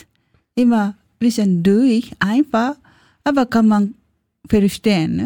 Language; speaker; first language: German; non-native, learner; Japanese